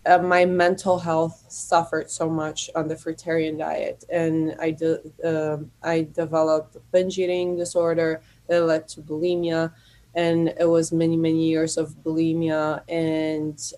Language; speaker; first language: English; non-native, fluent; Polish